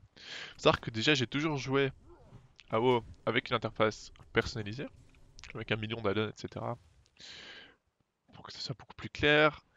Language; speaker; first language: French; native; French